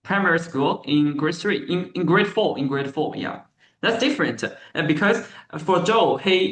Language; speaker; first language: English; non-native, learner; Chinese